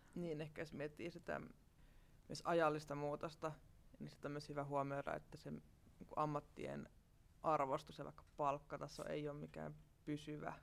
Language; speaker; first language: Finnish; non-native, fluent; German